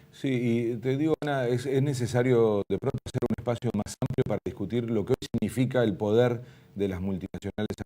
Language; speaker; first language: Spanish; native; Spanish